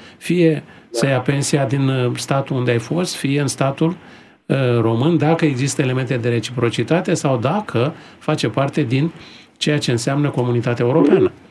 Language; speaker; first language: Romanian; native; Romanian